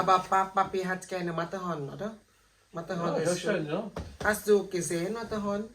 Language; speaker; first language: German; non-native, learner; Thai